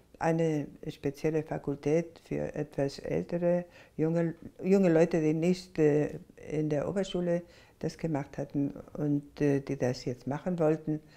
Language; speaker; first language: German; non-native, fluent; Spanish